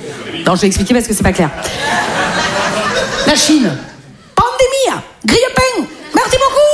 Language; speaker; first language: French; native; French